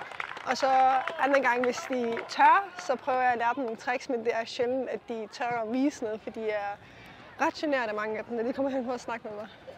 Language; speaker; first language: Danish; native; Danish